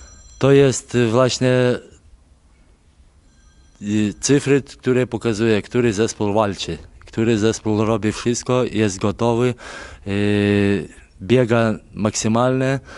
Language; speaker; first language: Polish; non-native, fluent; Lithuanian